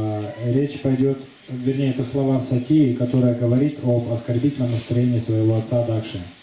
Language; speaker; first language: Russian; native; Russian